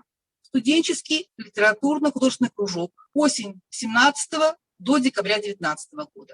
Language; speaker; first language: Russian; native; Russian